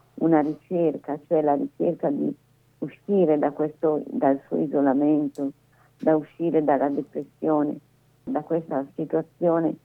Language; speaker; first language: Italian; native; Italian